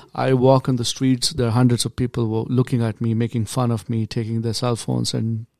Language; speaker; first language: English; non-native, local second language; Kannada